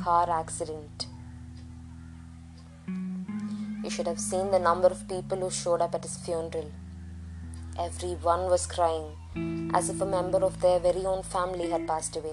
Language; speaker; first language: English; non-native, local second language; Malayalam